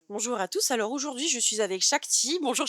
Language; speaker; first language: French; native; French